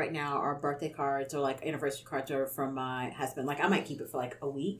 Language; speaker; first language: English; native; English